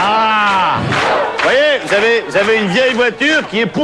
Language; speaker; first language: French; native; French